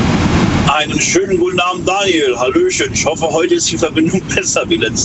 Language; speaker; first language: German; native; German